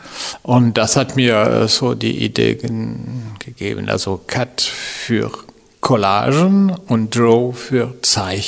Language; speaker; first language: German; non-native, fluent; French